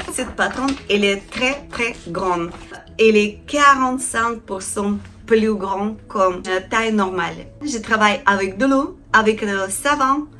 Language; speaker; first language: French; non-native, learner; Ukrainian